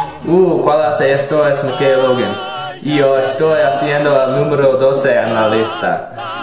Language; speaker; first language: Spanish; non-native, learner; English